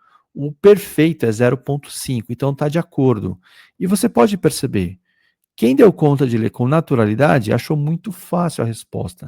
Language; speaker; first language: Portuguese; native; Portuguese